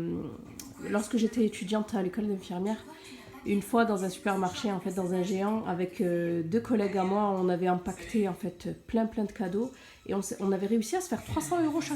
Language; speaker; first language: French; native; French